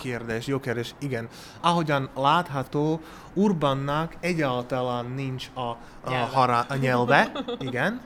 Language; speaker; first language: Hungarian; non-native, learner; Slovak